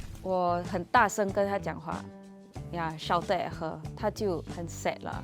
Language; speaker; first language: Chinese; non-native, local second language; English